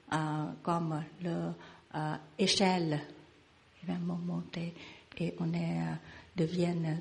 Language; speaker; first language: French; non-native, learner; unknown